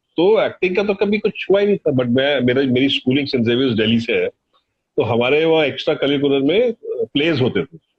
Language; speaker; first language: Hindi; native; Hindi